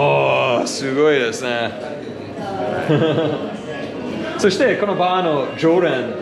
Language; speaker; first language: Japanese; non-native, fluent; English